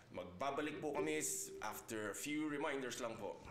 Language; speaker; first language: English; non-native, local second language; Filipino